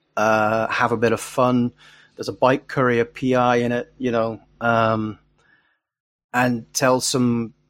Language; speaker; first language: English; native; English